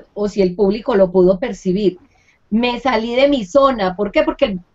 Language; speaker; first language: Spanish; native; Spanish